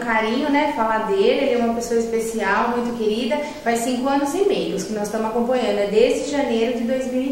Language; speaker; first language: Portuguese; native; Portuguese